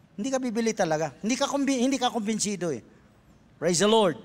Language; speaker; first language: Filipino; non-native, local second language; Cebuano